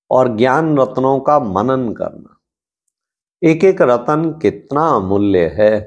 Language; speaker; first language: Hindi; native; Hindi